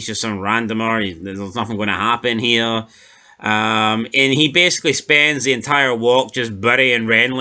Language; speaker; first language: English; native; English